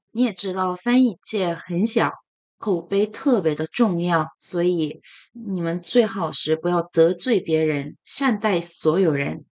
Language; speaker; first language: Chinese; non-native, fluent; Korean